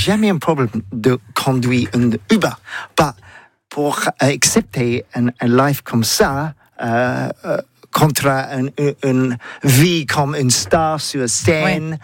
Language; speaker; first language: French; non-native, learner; English